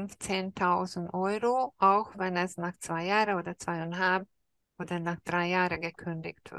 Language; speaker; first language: German; non-native, fluent; Hungarian